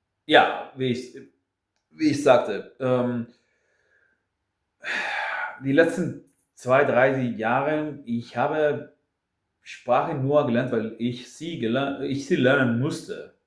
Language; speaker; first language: German; non-native, fluent; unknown